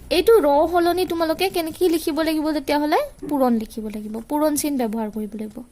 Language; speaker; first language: Assamese; native; Assamese